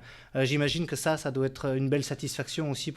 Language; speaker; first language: French; native; French